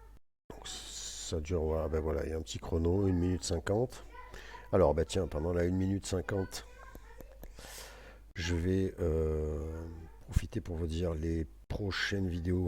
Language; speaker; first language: French; native; French